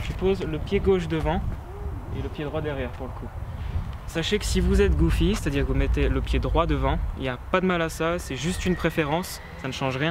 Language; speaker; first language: French; native; French